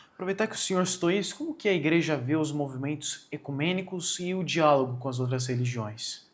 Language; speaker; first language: Portuguese; native; Portuguese